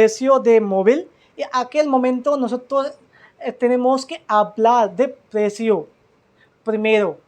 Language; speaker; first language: Spanish; non-native, learner; Hindi